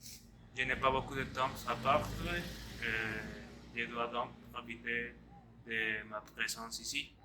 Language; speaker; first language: French; non-native, learner; Spanish